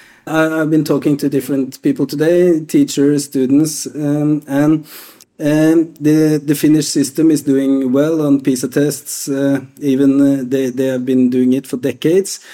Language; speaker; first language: English; non-native, fluent; Norwegian